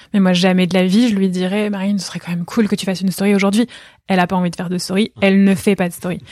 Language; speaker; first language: French; native; French